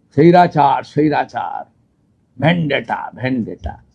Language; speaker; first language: Hindi; non-native, local second language; Bangla